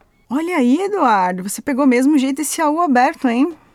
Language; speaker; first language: Portuguese; native; Portuguese